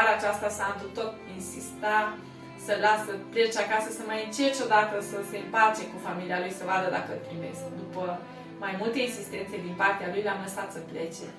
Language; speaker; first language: Romanian; native; Romanian